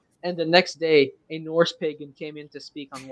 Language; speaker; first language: English; non-native, fluent; French